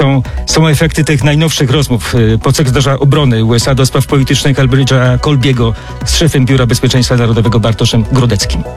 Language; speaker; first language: Polish; native; Polish